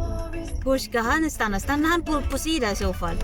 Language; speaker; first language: Swedish; non-native, learner; Filipino